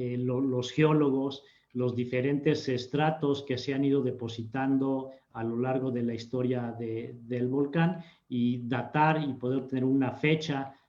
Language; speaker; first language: Spanish; native; Spanish